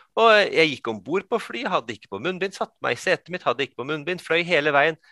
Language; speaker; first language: Norwegian; early bilingual, other home language; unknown